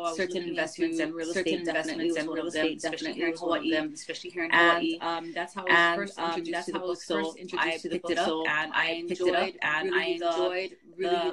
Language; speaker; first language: English; native; English